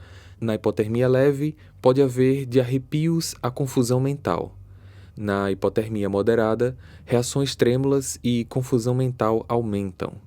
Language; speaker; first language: Portuguese; native; Portuguese